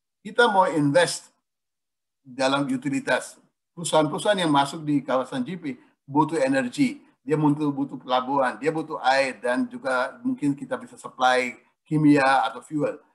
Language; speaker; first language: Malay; non-native, fluent; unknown